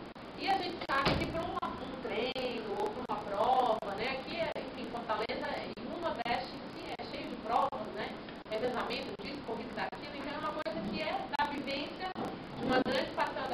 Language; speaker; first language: Portuguese; native; Portuguese